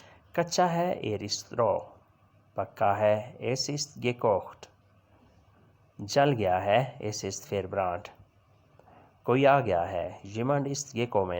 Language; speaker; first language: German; non-native, learner; Urdu